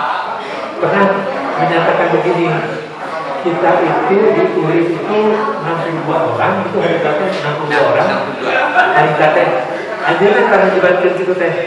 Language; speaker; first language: Indonesian; non-native, local second language; Sundanese